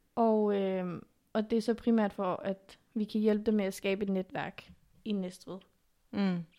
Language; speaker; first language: Danish; early bilingual, other home language; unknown